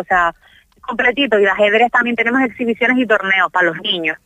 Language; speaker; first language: Spanish; native; Spanish